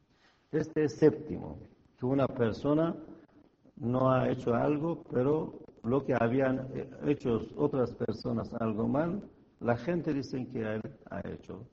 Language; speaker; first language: Spanish; non-native, fluent; Persian